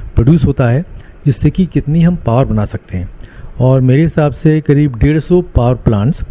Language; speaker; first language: Hindi; native; Hindi